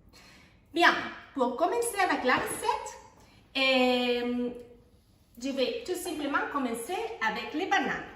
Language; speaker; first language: French; non-native, fluent; Spanish